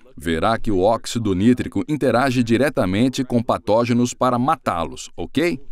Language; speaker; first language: Portuguese; non-native, fluent; English